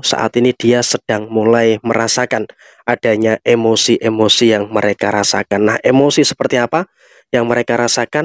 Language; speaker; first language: Indonesian; native; Indonesian